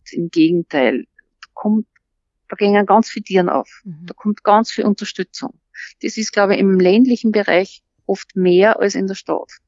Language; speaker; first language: German; native; German